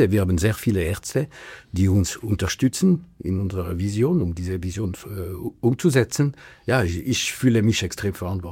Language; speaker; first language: German; non-native, local second language; French